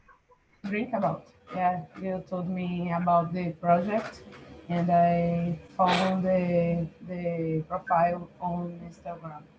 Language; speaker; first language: English; non-native, learner; Portuguese